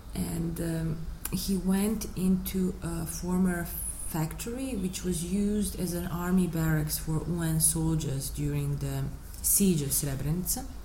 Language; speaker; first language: English; non-native, fluent; Bosnian